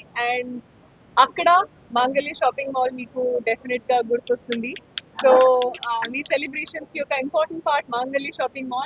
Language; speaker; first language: Telugu; non-native, local second language; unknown